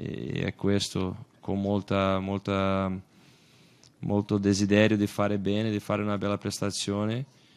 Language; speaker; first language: Italian; non-native, fluent; Portuguese